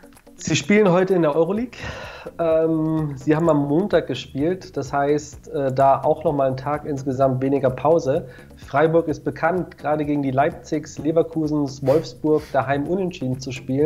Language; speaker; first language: German; native; German